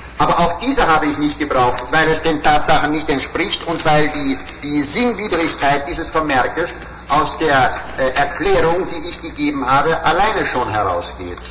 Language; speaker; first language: German; native; German